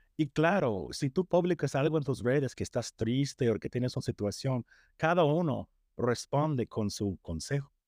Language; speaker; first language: Spanish; non-native, fluent; English